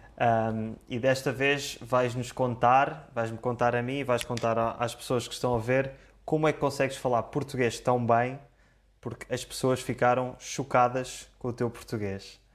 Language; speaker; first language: Portuguese; native; Portuguese